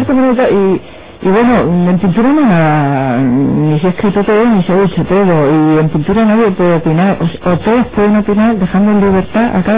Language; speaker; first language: Spanish; native; Spanish